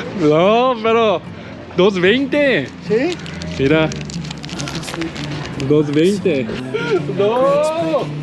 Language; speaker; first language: Spanish; non-native, learner; Korean